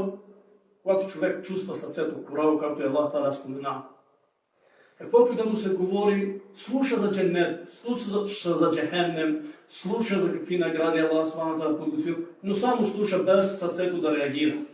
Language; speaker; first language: Bulgarian; native; Bulgarian